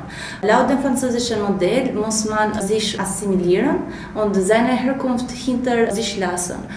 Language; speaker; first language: German; non-native, fluent; Albanian